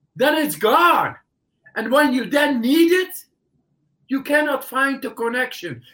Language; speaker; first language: English; non-native, fluent; Dutch